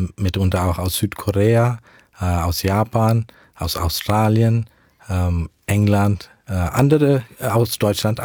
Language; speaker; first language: German; early bilingual, heritage; German